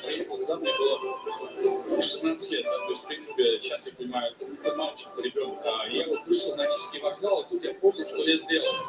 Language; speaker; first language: Russian; non-native, fluent; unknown